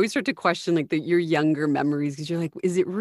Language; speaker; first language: English; native; English